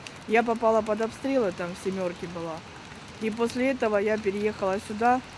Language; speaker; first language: Russian; native; Russian